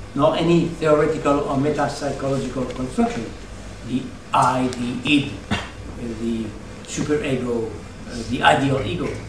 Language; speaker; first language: English; non-native, fluent; French